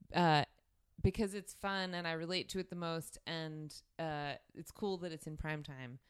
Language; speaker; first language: English; native; English